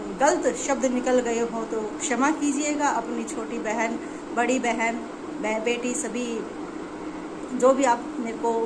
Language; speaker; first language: Hindi; native; Hindi